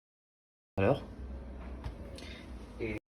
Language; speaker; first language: French; non-native, learner; Spanish